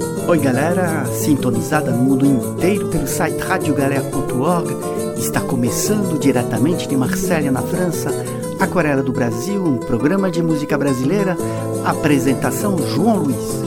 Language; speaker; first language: Portuguese; non-native, fluent; French